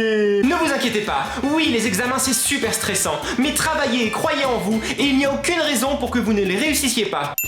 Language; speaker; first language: French; native; French